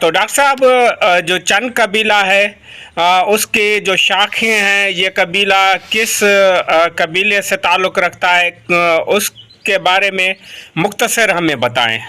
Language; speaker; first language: Urdu; non-native, local second language; Punjabi